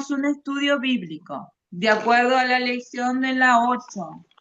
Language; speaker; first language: Spanish; native; Spanish